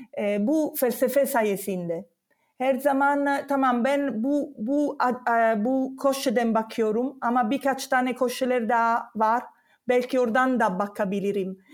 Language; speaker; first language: Turkish; non-native, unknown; Italian